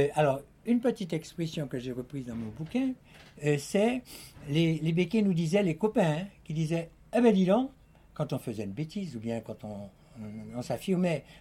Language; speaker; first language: French; native; French